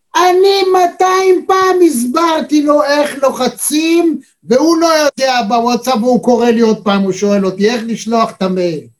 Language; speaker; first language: Hebrew; native; Hebrew